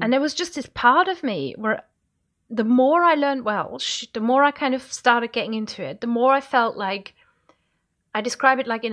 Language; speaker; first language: English; non-native, fluent; German